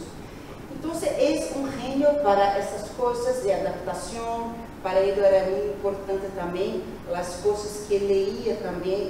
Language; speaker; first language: Spanish; non-native, learner; Portuguese